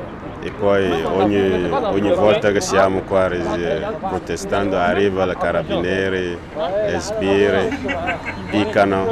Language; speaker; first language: Italian; non-native, learner; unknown